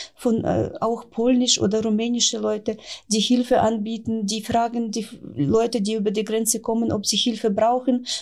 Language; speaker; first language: German; non-native, fluent; Ukrainian